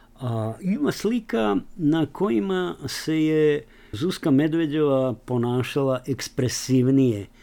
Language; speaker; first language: Serbian; non-native, local second language; Slovak